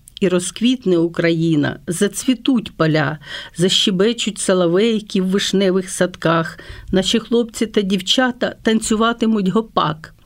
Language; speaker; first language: Ukrainian; non-native, local second language; Russian